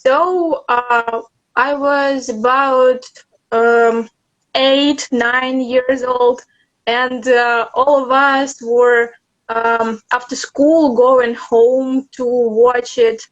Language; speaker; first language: English; non-native, learner; Russian